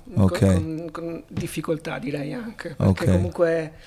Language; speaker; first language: Italian; native; Italian